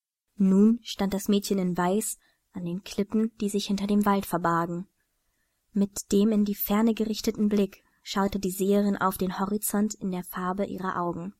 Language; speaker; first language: German; native; German